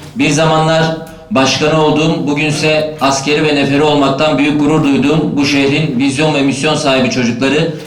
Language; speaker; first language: Turkish; native; Turkish